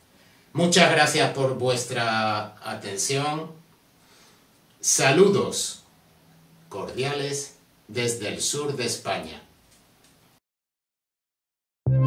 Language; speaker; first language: Spanish; native; Spanish